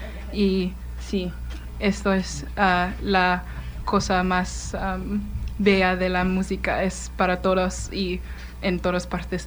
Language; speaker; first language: Spanish; non-native, learner; English